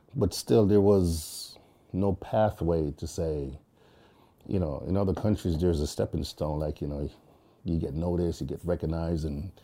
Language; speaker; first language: English; early bilingual, other home language; Jamaican Creole English